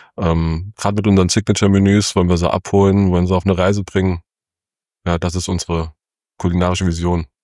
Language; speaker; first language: German; early bilingual, other home language; Kurdish